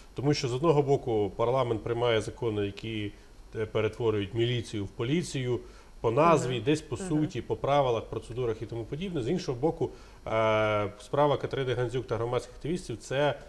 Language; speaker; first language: Ukrainian; native; Ukrainian